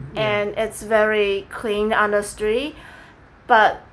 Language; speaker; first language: English; non-native, fluent; Chinese